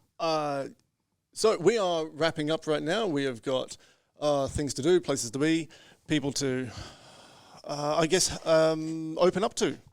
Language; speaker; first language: English; native; English